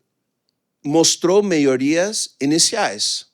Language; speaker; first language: Portuguese; non-native, fluent; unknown